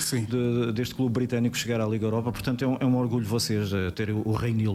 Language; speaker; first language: Portuguese; native; Portuguese